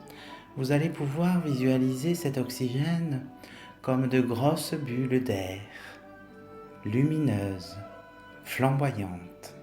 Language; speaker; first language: French; native; French